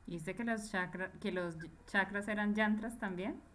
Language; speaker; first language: Spanish; native; Spanish